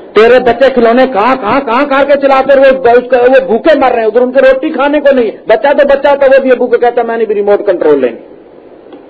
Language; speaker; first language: Urdu; non-native, local second language; Punjabi